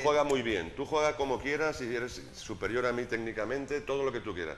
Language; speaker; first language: Spanish; native; Spanish